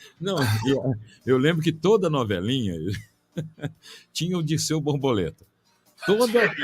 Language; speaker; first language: Portuguese; native; Portuguese